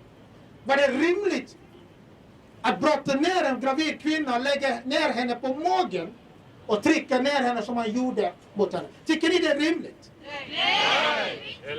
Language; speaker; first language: Swedish; non-native, fluent; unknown